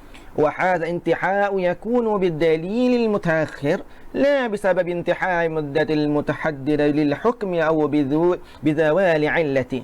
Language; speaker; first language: Arabic; non-native, fluent; Malay